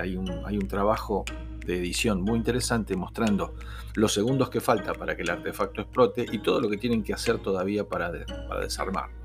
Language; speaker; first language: Spanish; native; Spanish